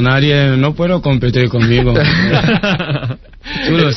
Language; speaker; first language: Spanish; non-native, learner; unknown